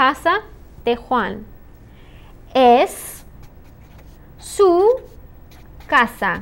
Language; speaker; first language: Spanish; non-native, fluent; English